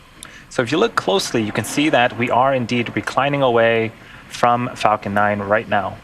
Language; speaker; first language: English; native; English